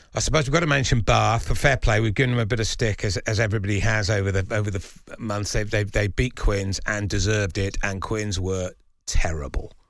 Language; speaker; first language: English; native; English